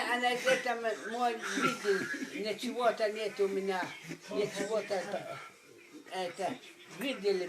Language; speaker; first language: Russian; non-native, learner; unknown